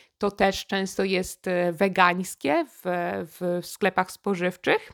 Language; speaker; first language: Polish; native; Polish